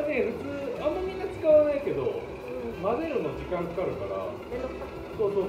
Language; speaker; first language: Japanese; native; Japanese